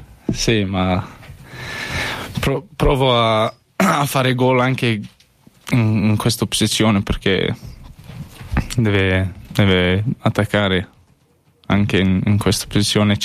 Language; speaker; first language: Italian; non-native, learner; English